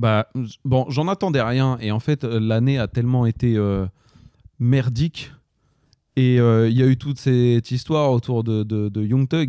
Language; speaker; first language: French; native; French